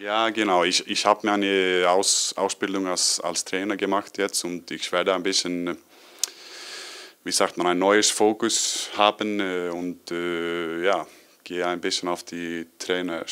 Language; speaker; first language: German; non-native, learner; Icelandic